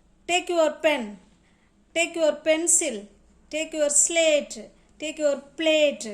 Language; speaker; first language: English; non-native, local second language; Tamil